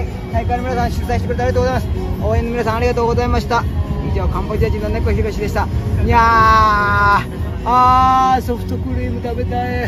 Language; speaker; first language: Japanese; native; Japanese